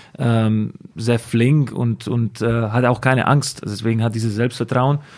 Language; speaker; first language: German; non-native, fluent; Slovak